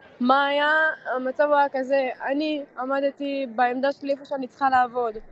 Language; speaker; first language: Hebrew; native; Hebrew